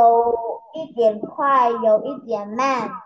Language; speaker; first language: Chinese; non-native, learner; Vietnamese